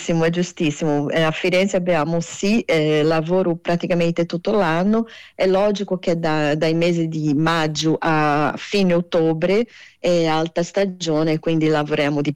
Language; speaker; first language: Italian; non-native, fluent; Portuguese